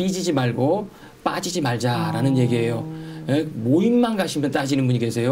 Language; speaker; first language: Korean; native; Korean